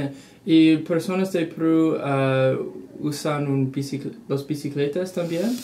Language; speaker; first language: Spanish; non-native, learner; English